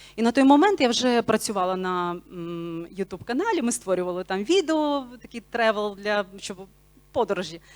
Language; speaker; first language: Ukrainian; non-native, local second language; Bulgarian